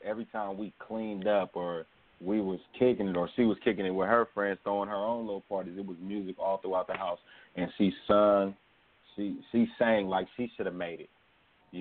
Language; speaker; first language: English; native; English